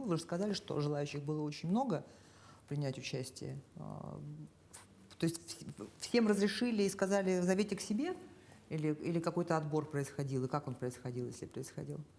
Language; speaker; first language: Russian; native; Russian